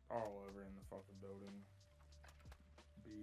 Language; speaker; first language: English; native; English